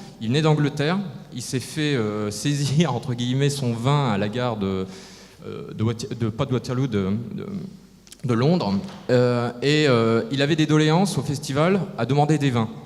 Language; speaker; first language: French; native; French